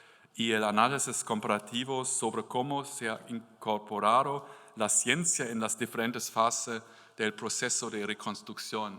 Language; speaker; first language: Spanish; non-native, learner; German